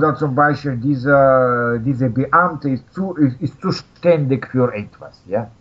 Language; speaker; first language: German; non-native, fluent; Russian